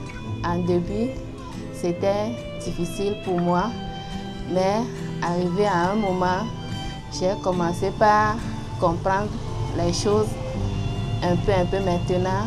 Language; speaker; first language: French; non-native, local second language; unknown